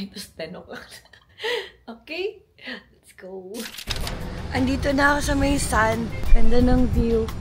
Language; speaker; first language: Filipino; non-native, local second language; Cebuano